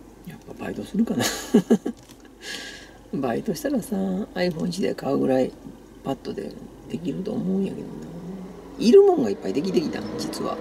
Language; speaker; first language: Japanese; native; Japanese